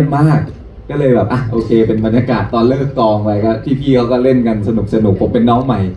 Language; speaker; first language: Thai; native; Thai